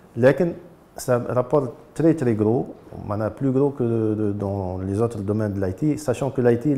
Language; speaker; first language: French; non-native, local second language; Arabic